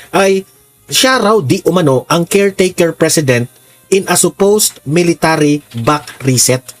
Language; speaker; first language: Filipino; native; Filipino